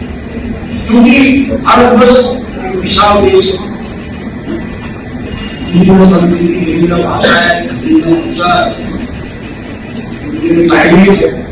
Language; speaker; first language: Hindi; non-native, learner; Bangla